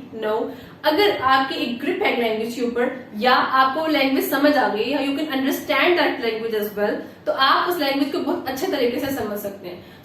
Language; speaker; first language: Urdu; native; Urdu